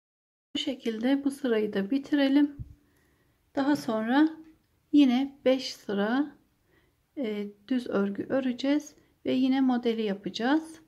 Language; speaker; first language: Turkish; native; Turkish